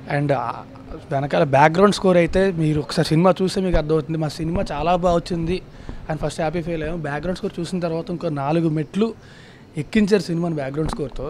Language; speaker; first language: Telugu; native; Telugu